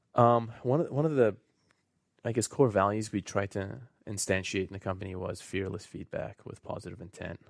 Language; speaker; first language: English; native; English